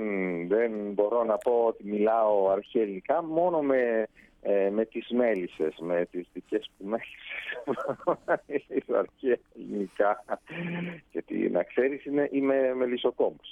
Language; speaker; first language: Greek; non-native, fluent; Italian